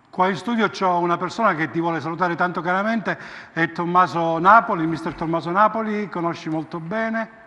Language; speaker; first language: Italian; native; Italian